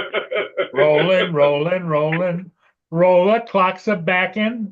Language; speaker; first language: English; native; English